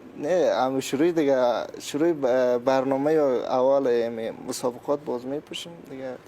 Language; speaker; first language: Persian; non-native, local second language; Turkmen